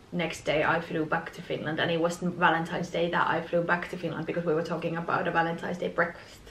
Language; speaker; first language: English; non-native, fluent; Finnish